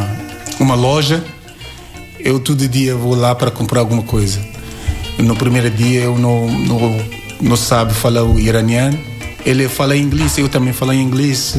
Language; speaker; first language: Portuguese; non-native, learner; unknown